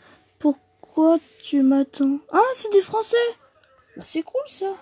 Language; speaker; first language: French; native; French